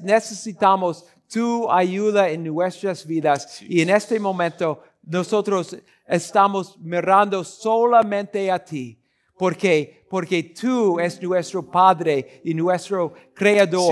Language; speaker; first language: Spanish; non-native, learner; English